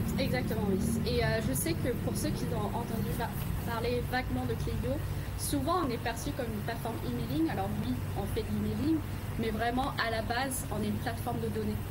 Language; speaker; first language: French; non-native, fluent; Vietnamese